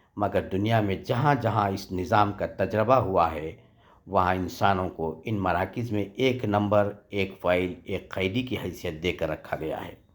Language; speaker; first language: Urdu; native; Urdu